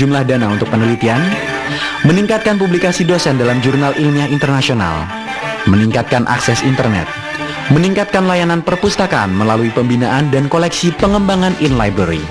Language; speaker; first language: Indonesian; native; Indonesian